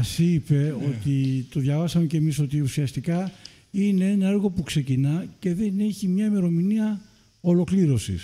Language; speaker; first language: Greek; native; Greek